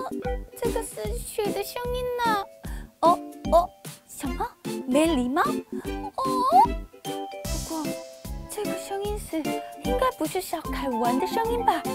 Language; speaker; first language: Chinese; non-native, fluent; Korean